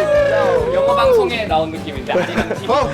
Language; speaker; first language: Korean; native; Korean